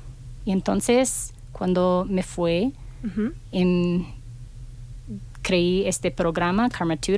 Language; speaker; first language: Spanish; non-native, fluent; English